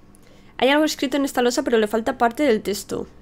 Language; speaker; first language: Spanish; native; Spanish